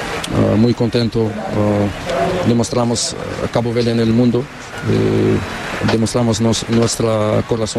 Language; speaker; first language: Spanish; non-native, learner; Portuguese